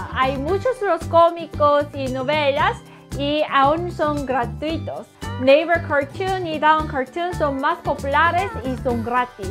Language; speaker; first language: Spanish; non-native, fluent; Korean